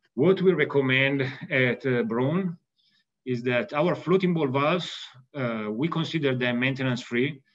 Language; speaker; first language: English; non-native, fluent; Italian